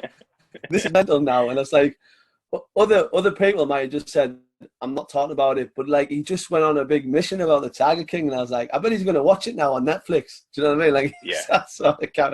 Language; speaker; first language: English; native; English